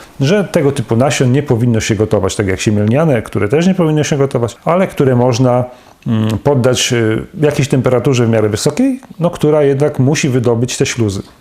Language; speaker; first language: Polish; native; Polish